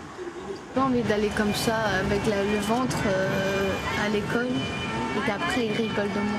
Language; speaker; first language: French; early bilingual, other home language; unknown